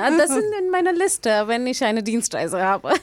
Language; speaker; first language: German; non-native, learner; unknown